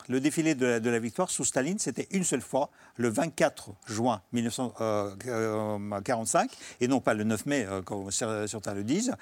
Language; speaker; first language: French; non-native, fluent; Russian